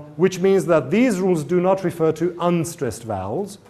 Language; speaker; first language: English; non-native, fluent; Hungarian